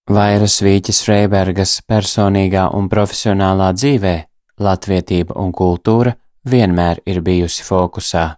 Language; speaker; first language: Latvian; native; Latvian